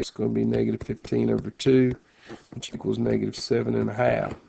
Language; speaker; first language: English; native; English